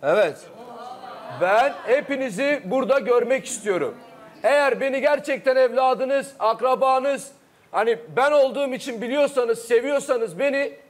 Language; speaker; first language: Turkish; native; Turkish